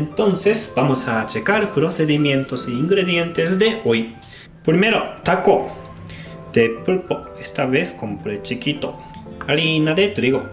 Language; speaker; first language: Spanish; non-native, learner; Japanese